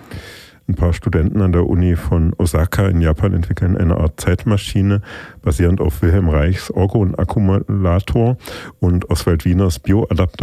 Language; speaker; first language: German; native; German